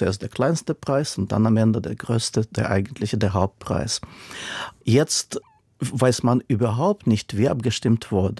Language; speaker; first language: German; non-native, fluent; Russian